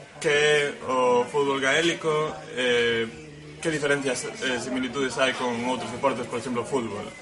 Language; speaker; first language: Galician; native; Galician